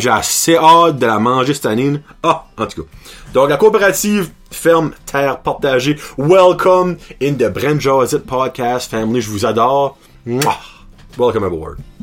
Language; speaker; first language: French; native; French